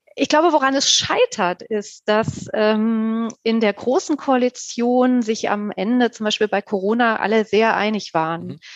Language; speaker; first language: German; native; German